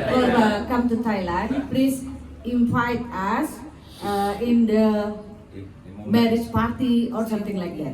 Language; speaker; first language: English; non-native, learner; Indonesian